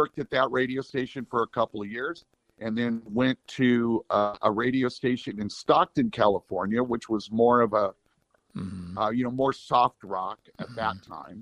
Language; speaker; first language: English; native; English